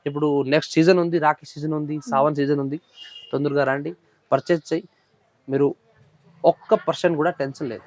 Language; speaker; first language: Telugu; non-native, local second language; Hindi